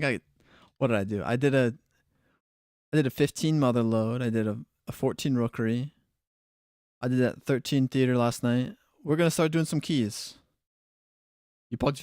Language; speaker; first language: English; native; English